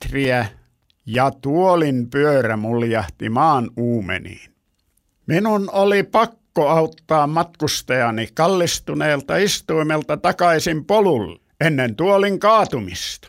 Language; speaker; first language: Finnish; native; Finnish